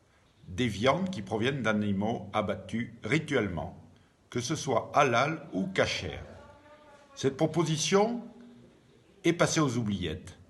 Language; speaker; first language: French; native; French